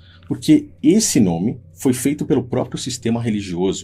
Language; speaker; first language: Portuguese; native; Portuguese